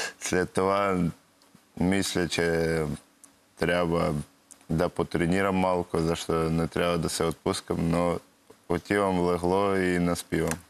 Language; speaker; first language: Bulgarian; non-native, learner; Russian